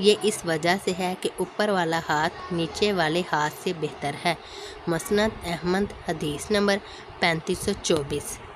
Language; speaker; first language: Urdu; native; Urdu